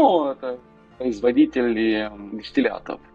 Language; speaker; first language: Russian; non-native, local second language; Romanian